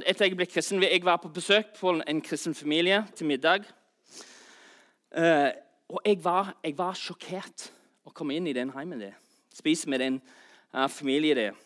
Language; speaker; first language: Norwegian; non-native, fluent; English